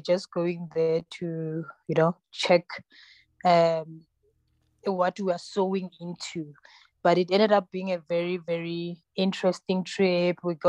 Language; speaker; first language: English; non-native, local second language; Tsonga